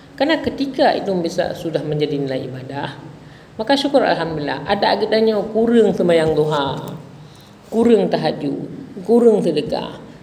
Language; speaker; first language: Indonesian; non-native, local second language; Achinese